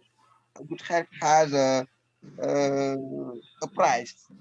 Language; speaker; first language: English; non-native, learner; French